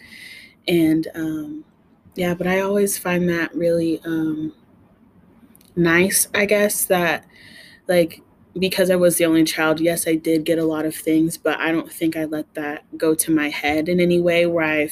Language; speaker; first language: English; native; English